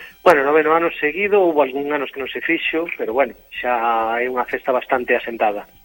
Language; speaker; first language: Galician; native; Galician